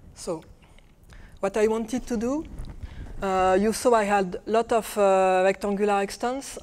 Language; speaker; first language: English; non-native, fluent; French